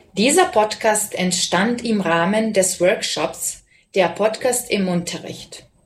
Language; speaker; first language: German; non-native, fluent; Serbian